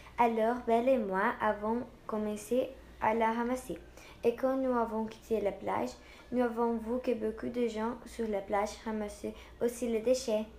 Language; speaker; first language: French; non-native, learner; Portuguese